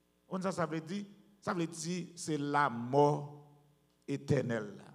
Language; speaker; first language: French; native; French